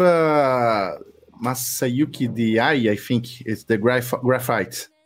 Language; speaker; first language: English; non-native, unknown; Portuguese